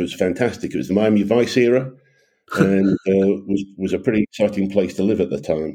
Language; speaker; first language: English; native; English